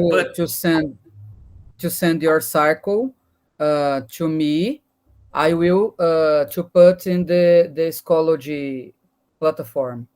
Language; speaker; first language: English; non-native, learner; Portuguese